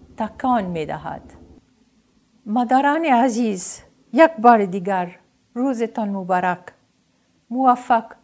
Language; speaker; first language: Persian; non-native, learner; Arabic